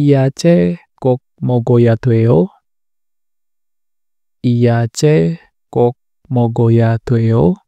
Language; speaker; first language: Korean; non-native, learner; Indonesian